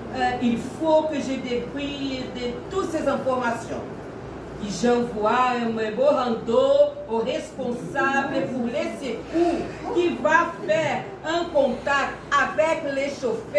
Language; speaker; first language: French; non-native, learner; Portuguese